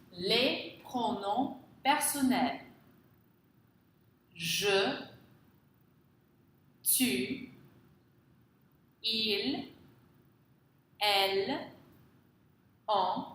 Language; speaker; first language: French; non-native, fluent; English